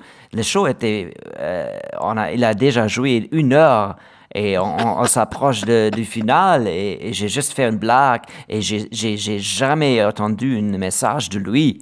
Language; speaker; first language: French; non-native, learner; German